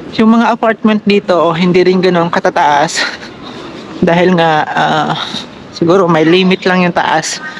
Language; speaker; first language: Filipino; native; Filipino